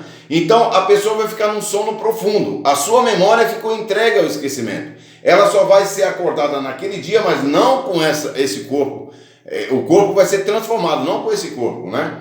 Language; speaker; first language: Portuguese; native; Portuguese